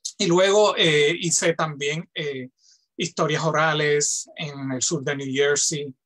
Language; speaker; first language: Spanish; native; Spanish